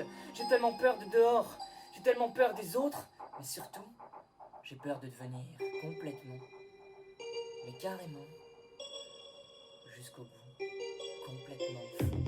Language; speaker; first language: French; native; French